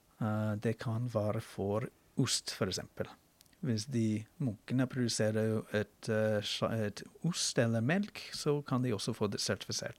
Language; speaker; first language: Norwegian; non-native, fluent; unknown